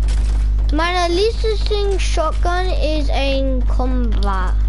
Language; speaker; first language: German; non-native, learner; English